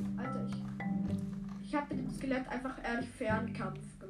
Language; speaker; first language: German; native; German